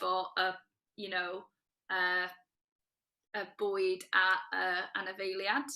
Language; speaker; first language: Welsh; non-native, local second language; English